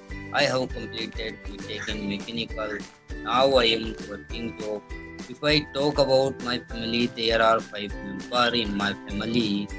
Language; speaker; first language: English; non-native, learner; Hindi